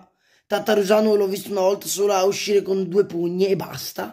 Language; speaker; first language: Italian; native; Italian